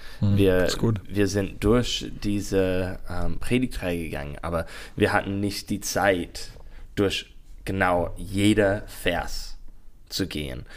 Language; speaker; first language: German; non-native, learner; English